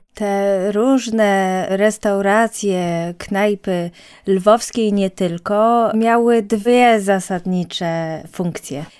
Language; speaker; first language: Polish; native; Polish